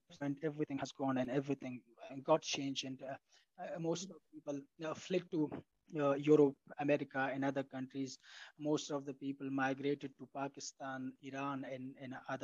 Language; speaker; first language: English; non-native, fluent; Pashto